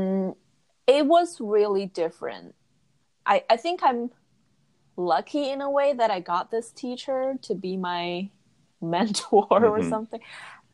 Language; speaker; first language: English; non-native, fluent; Chinese